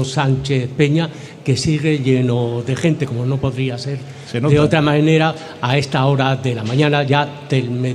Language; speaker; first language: Spanish; native; Spanish